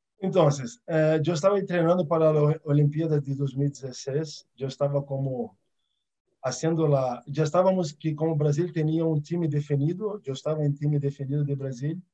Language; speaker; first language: Portuguese; early bilingual, other home language; Arabic